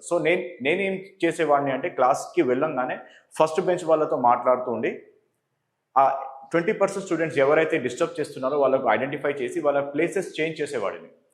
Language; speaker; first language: Telugu; native; Telugu